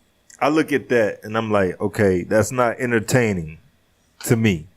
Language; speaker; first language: English; native; English